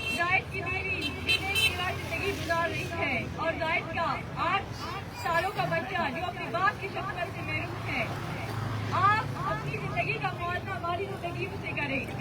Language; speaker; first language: Urdu; non-native, local second language; Baluchi